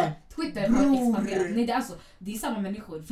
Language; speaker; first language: Swedish; early bilingual, other home language; Somali